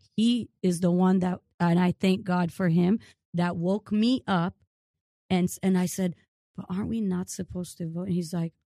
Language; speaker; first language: English; early bilingual, other home language; Ukrainian